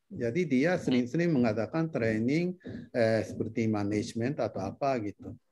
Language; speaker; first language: Indonesian; non-native, fluent; Japanese